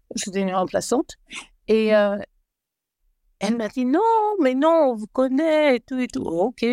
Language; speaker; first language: French; native; French